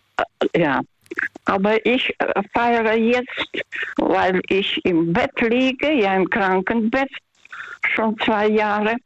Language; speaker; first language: German; non-native, fluent; Russian